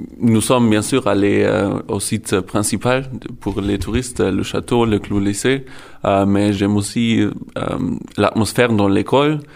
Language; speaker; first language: French; non-native, learner; German